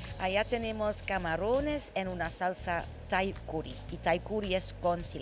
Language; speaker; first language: Spanish; non-native, learner; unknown